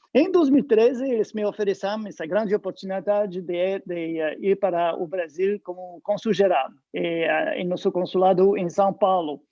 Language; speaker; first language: Portuguese; non-native, fluent; French